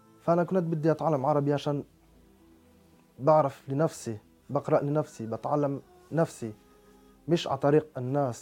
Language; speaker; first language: Arabic; non-native, fluent; French